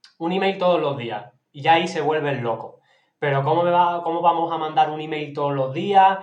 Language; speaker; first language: Spanish; native; Spanish